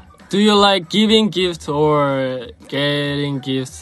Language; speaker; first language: English; non-native, learner; Korean